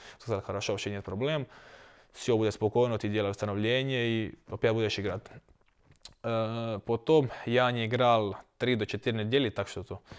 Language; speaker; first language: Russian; non-native, learner; Croatian